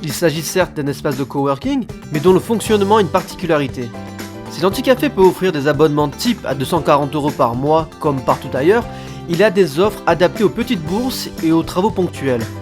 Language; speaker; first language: French; native; French